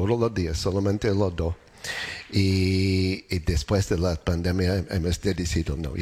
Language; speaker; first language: Spanish; non-native, learner; English